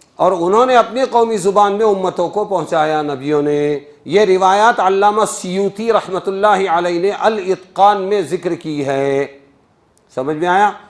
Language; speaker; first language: Urdu; native; Urdu